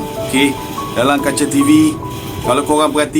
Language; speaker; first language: Malay; native; Malay